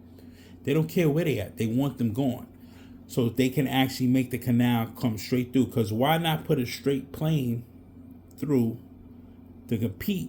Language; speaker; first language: English; native; English